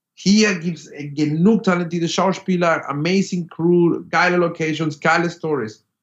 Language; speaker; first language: German; non-native, fluent; Spanish